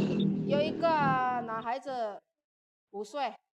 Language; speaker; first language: Chinese; non-native, fluent; Indonesian